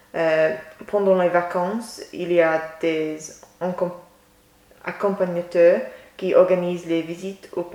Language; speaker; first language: French; non-native, learner; English